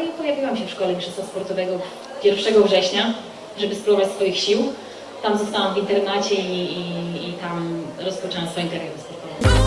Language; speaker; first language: Polish; native; Polish